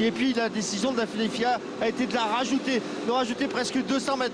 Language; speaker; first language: French; native; French